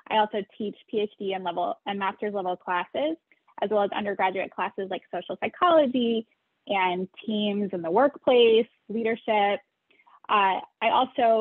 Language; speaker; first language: English; native; English